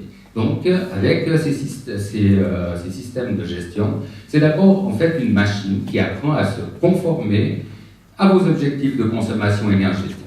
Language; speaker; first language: French; native; French